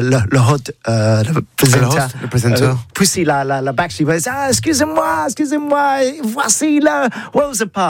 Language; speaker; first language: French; non-native, learner; English